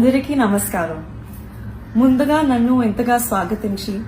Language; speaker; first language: Telugu; non-native, learner; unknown